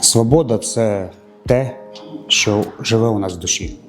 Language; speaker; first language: Ukrainian; non-native, local second language; Russian